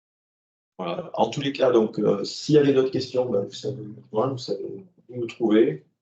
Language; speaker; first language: French; native; French